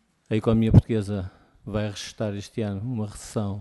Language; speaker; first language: Portuguese; native; Portuguese